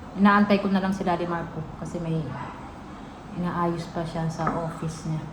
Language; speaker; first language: Filipino; non-native, local second language; Waray